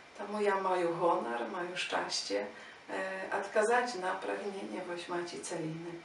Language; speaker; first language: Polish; non-native, learner; Ukrainian